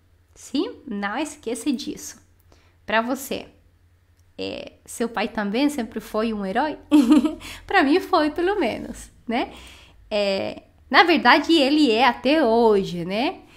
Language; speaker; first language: Portuguese; non-native, fluent; Spanish